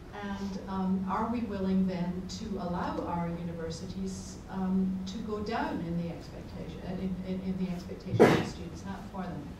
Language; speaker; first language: English; native; English